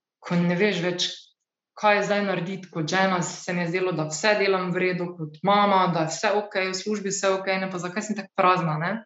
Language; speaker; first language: Slovenian; native; Slovenian